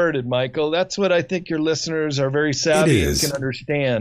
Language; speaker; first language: English; native; English